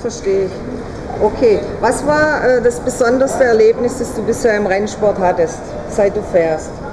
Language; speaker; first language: German; native; German